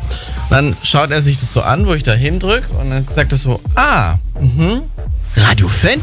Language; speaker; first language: German; native; German